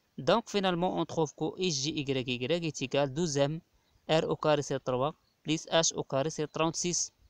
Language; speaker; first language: French; non-native, local second language; Arabic